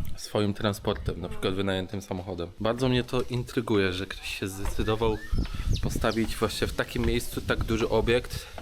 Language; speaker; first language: Polish; native; Polish